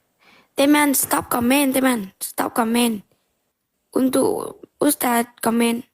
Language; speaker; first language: Indonesian; non-native, learner; Vietnamese